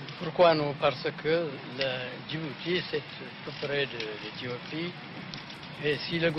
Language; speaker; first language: French; non-native, learner; Amharic